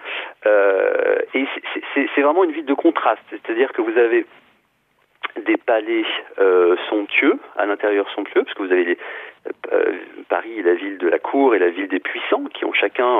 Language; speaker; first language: French; native; French